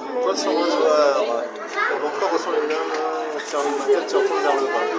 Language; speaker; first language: French; native; French